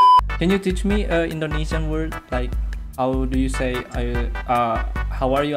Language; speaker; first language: English; non-native, learner; Indonesian